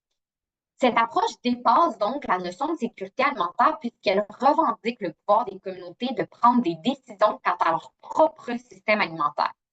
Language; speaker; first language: French; native; French